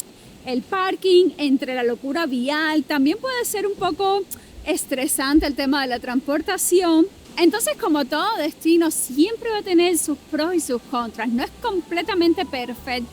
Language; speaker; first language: Spanish; native; Spanish